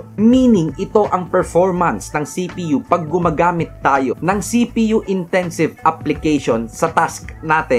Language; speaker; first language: Filipino; native; Filipino